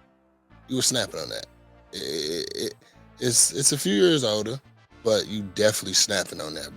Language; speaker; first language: English; native; English